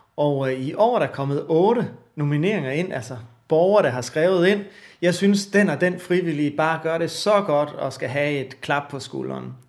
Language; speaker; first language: Danish; native; Danish